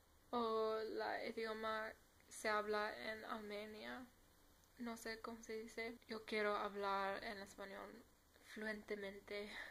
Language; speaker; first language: Spanish; non-native, learner; English